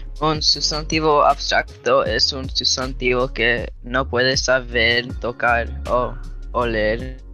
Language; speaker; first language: Spanish; early bilingual, heritage; Spanish